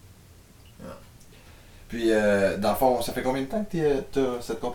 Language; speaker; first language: French; native; French